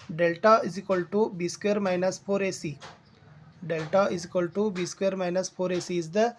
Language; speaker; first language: Kannada; native; Kannada